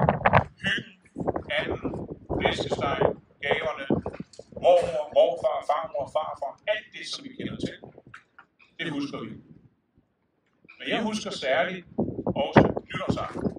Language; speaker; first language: Danish; native; Danish